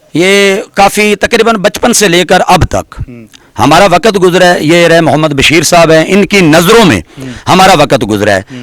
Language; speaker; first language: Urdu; non-native, local second language; Punjabi